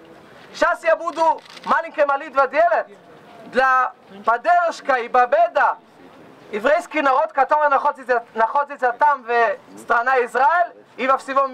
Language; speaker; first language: Russian; non-native, learner; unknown